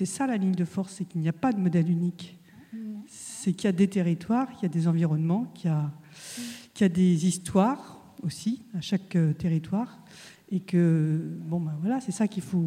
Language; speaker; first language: French; native; French